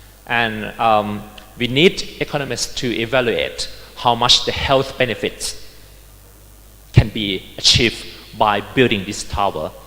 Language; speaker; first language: English; non-native, fluent; Thai